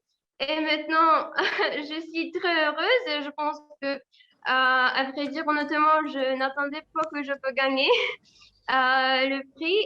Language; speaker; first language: French; non-native, learner; Uzbek